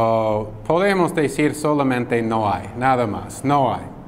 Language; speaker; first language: Spanish; non-native, fluent; English